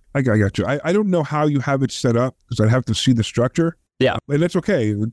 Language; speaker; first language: English; native; English